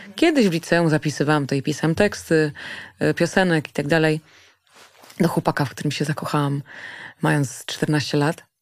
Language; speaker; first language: Polish; early bilingual, other home language; German